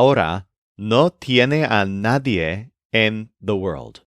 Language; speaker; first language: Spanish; non-native, fluent; English